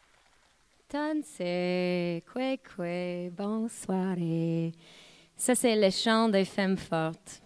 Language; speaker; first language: French; non-native, fluent; English